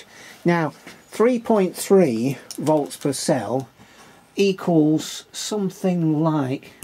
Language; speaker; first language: English; native; English